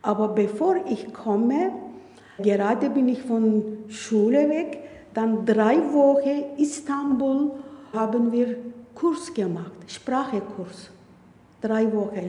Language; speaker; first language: German; non-native, learner; Turkish